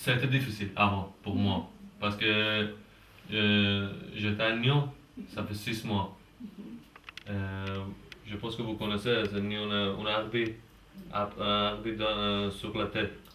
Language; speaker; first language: French; non-native, learner; Persian